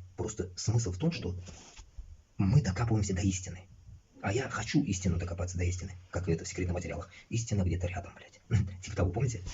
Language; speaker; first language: Russian; non-native, local second language; Uzbek